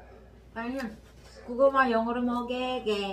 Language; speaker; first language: Korean; non-native, learner; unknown